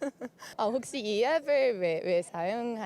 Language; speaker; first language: Korean; non-native, learner; Swedish